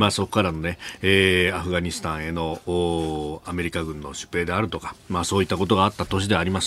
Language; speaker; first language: Japanese; native; Japanese